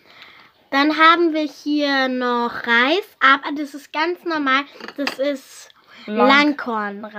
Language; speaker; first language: German; early bilingual, other home language; Arabic